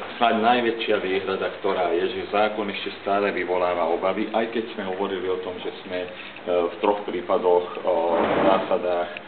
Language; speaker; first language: Slovak; non-native, local second language; Hungarian